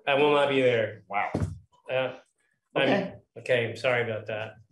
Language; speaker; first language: English; native; English